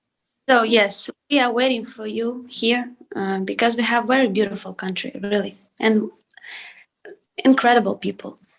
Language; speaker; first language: English; non-native, learner; Ukrainian